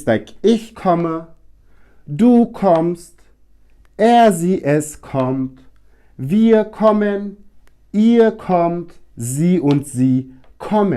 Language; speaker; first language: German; non-native, fluent; Turkish